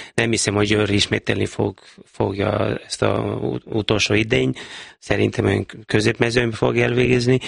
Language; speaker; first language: Hungarian; non-native, fluent; Serbian